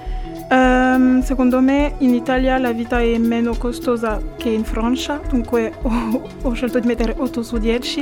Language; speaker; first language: Italian; non-native, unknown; French